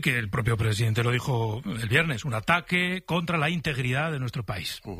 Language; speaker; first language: Spanish; native; Spanish